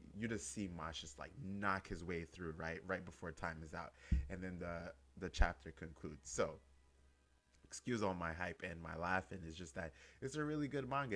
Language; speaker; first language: English; native; English